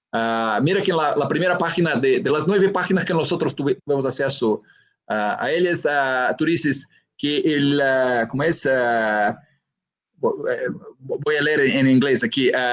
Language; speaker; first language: Spanish; non-native, fluent; Portuguese